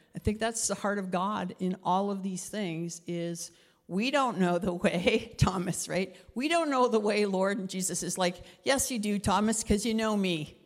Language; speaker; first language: English; native; English